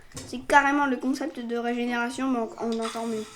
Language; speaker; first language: French; native; French